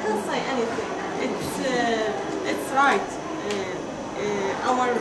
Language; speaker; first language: English; non-native, learner; Arabic